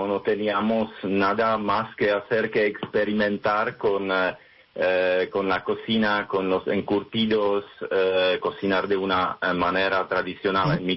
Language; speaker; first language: Spanish; non-native, fluent; Czech